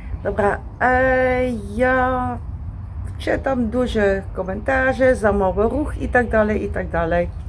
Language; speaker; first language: Polish; non-native, learner; Dutch